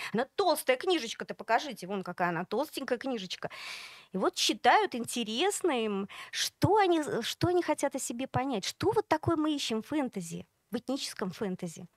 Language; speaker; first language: Russian; native; Russian